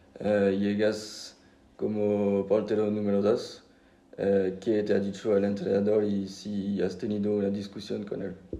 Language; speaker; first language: Spanish; non-native, fluent; French